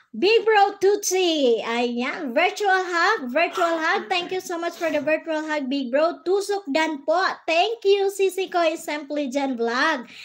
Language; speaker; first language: Filipino; non-native, local second language; Bikol